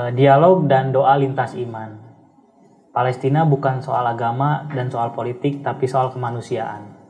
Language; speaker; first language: Indonesian; native; Indonesian